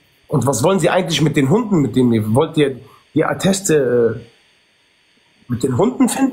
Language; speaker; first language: German; early bilingual, other home language; Arabic